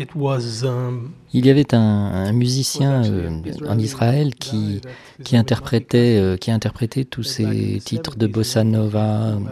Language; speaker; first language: French; non-native, fluent; Hebrew